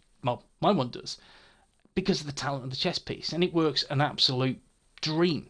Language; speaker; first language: English; native; English